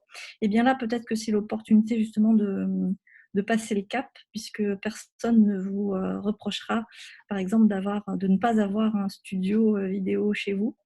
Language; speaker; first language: French; native; French